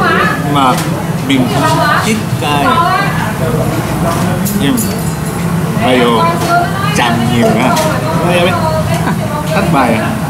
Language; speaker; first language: Vietnamese; non-native, learner; Japanese